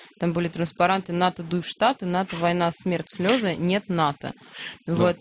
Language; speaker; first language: Russian; native; Russian